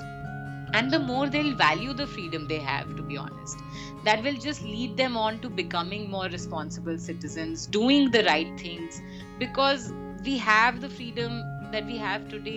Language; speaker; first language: English; non-native, local second language; Hindi